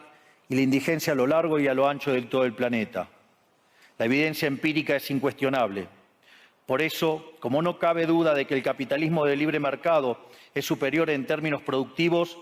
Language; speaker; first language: Spanish; native; Spanish